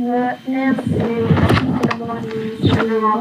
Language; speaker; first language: French; non-native, local second language; Arabic